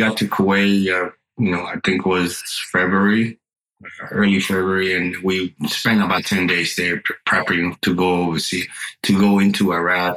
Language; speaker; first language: English; non-native, fluent; Spanish